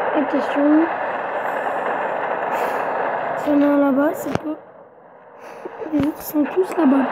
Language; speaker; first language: French; native; French